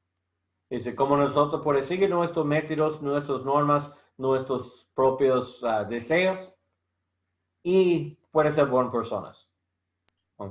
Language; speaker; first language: Spanish; non-native, learner; English